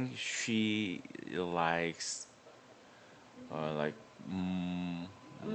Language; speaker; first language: English; non-native, learner; Korean